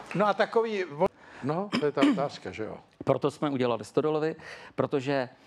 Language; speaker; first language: Czech; native; Czech